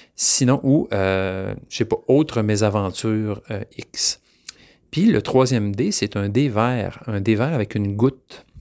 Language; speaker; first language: French; native; French